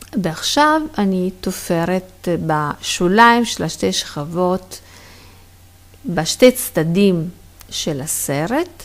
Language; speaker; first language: Hebrew; non-native, fluent; Italian